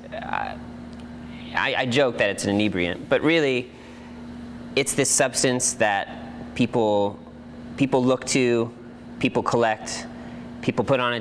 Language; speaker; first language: English; native; English